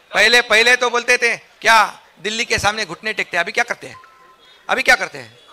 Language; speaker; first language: Hindi; non-native, local second language; Marathi